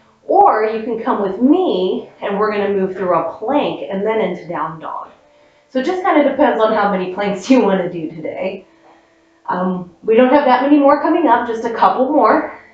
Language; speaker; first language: English; native; English